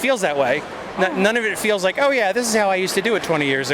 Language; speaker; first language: English; native; English